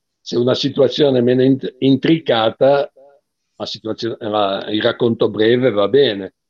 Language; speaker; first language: Italian; native; Italian